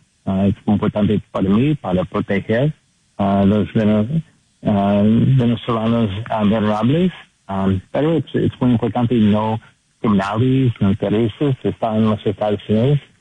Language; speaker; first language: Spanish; non-native, learner; English